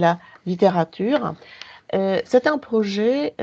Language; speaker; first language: French; non-native, fluent; Polish